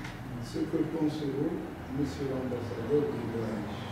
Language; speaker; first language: French; non-native, learner; Arabic